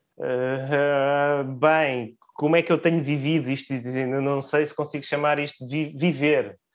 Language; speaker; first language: Portuguese; early bilingual, other home language; Russian